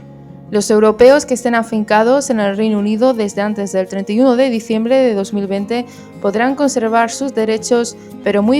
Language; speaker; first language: Spanish; native; Spanish